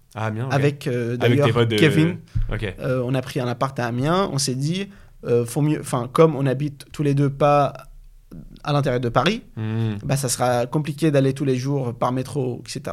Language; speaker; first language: French; non-native, fluent; Arabic